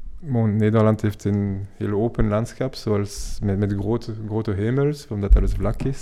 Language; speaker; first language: Dutch; non-native, fluent; French